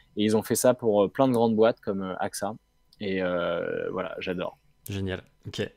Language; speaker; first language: French; native; French